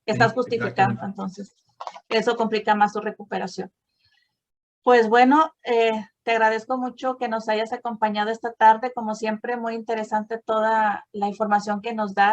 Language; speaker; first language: Spanish; native; Spanish